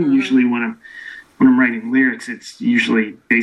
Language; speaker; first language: English; native; English